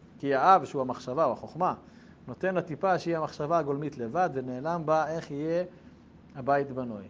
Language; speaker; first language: Hebrew; native; Hebrew